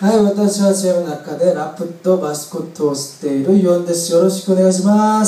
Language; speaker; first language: Japanese; non-native, learner; Korean